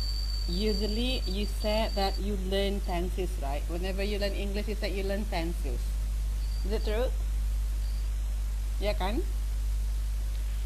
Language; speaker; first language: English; non-native, fluent; Indonesian